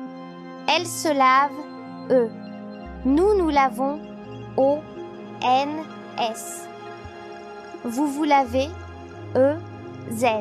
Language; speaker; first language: French; non-native, local second language; Arabic